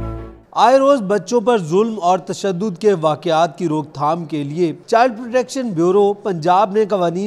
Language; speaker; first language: Urdu; native; Urdu